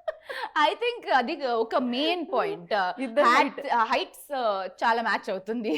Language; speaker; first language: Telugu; non-native, local second language; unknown